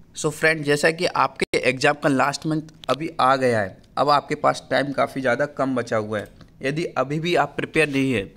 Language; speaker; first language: Hindi; native; Hindi